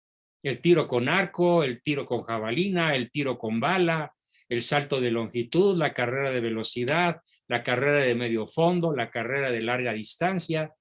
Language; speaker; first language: Spanish; native; Spanish